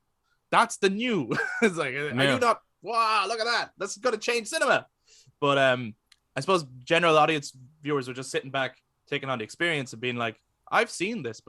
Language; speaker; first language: English; native; English